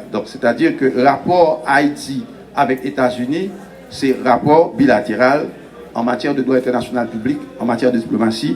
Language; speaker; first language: French; non-native, local second language; Haitian Creole